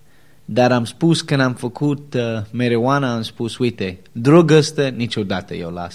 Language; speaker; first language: Romanian; non-native, learner; English